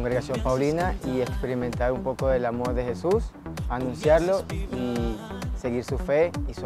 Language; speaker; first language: Spanish; native; Spanish